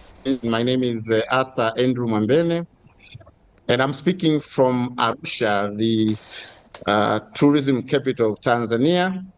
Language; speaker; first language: English; non-native, fluent; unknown